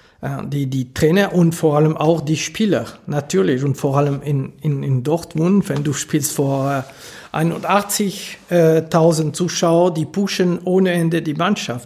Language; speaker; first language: German; non-native, local second language; French